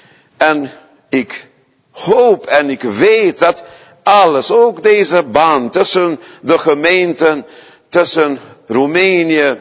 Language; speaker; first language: Dutch; non-native, fluent; Hungarian